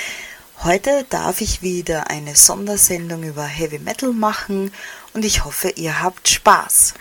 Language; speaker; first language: German; native; German